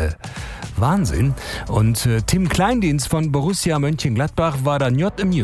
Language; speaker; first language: German; native; German